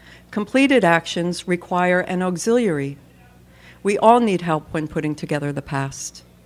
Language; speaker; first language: English; native; English